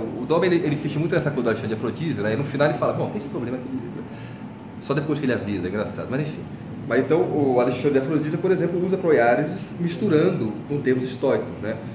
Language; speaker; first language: Portuguese; native; Portuguese